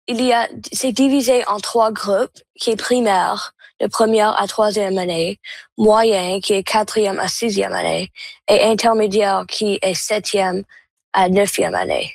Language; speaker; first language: French; non-native, local second language; English